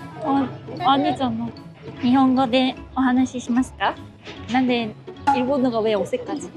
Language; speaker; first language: Korean; early bilingual, heritage; Japanese